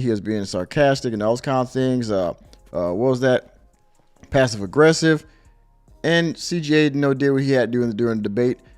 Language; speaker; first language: English; native; English